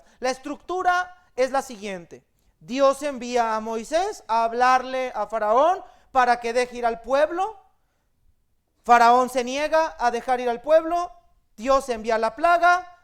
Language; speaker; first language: Spanish; native; Spanish